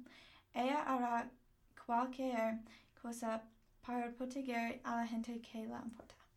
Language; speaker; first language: Spanish; non-native, learner; English